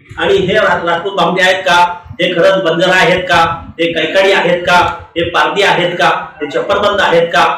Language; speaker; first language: Marathi; non-native, local second language; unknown